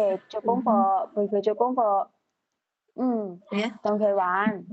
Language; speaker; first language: Cantonese; native; Cantonese